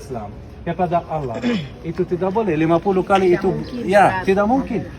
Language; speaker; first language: Indonesian; non-native, fluent; Arabic